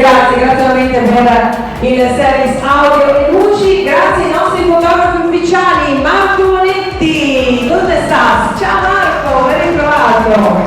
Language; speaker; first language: Italian; native; Italian